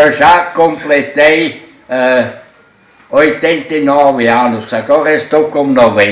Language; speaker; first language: Portuguese; non-native, fluent; German